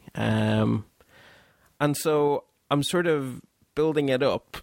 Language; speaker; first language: English; non-native, fluent; Dutch